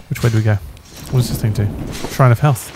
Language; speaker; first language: English; native; English